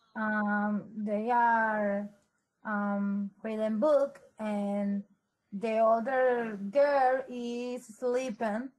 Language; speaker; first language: English; non-native, fluent; Spanish